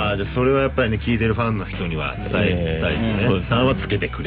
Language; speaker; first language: Japanese; native; Japanese